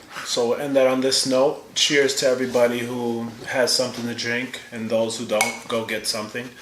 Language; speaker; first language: English; native; English